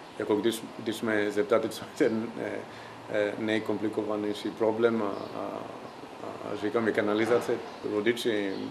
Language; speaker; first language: Czech; non-native, learner; Greek